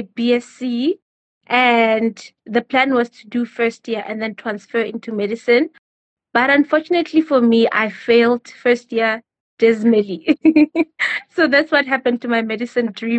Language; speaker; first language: English; non-native, local second language; Northern Sotho